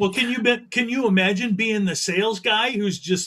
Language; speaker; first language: English; native; English